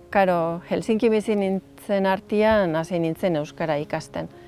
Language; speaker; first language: Basque; non-native, fluent; Finnish